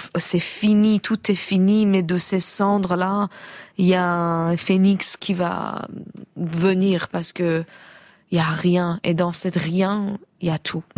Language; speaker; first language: French; non-native, fluent; Persian